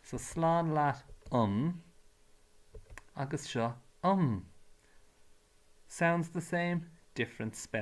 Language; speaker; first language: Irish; non-native, local second language; English